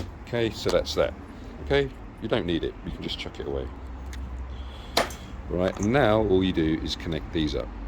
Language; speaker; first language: English; native; English